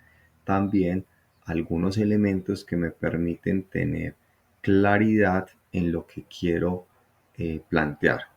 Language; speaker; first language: Spanish; native; Spanish